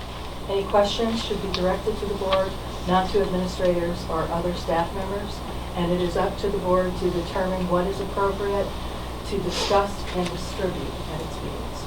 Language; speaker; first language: English; native; English